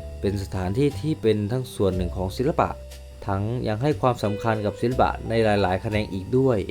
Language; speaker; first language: Thai; native; Thai